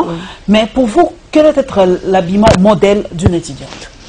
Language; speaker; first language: French; non-native, local second language; Lingala